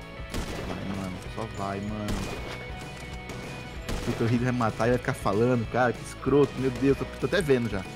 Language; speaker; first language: Portuguese; native; Portuguese